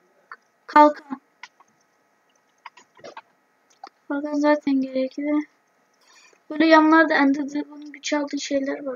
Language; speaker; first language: Turkish; native; Turkish